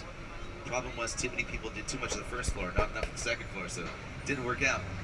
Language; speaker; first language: English; native; English